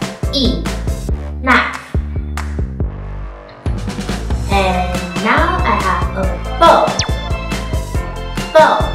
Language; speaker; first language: English; non-native, learner; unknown